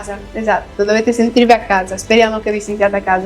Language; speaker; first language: Italian; early bilingual, other home language; Spanish